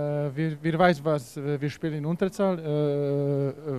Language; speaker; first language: German; non-native, learner; Polish